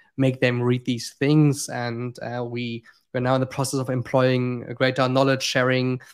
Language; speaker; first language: English; non-native, fluent; German